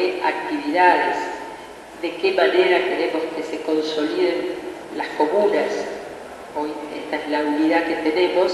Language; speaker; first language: Spanish; native; Spanish